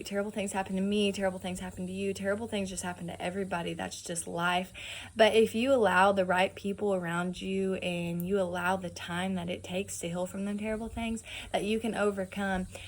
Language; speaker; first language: English; native; English